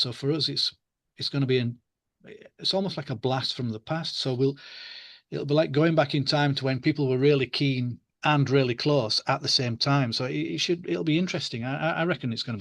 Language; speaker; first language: English; native; English